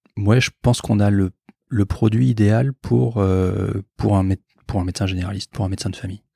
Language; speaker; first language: French; native; French